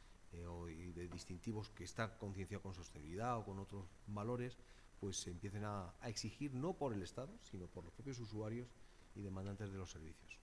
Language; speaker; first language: Spanish; native; Spanish